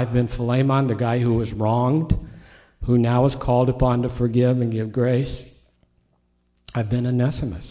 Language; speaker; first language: English; native; English